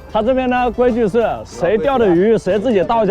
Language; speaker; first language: Chinese; native; Chinese